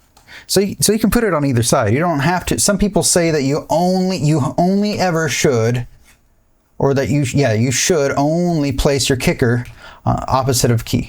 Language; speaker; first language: English; native; English